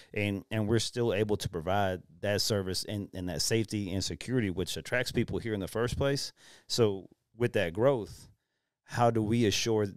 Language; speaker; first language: English; native; English